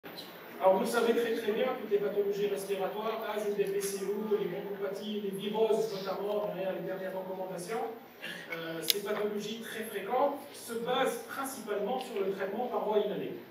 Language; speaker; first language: French; non-native, local second language; Arabic